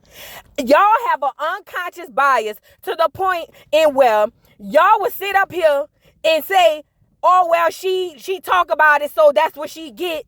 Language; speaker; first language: English; native; English